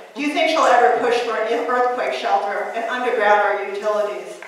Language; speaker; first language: English; native; English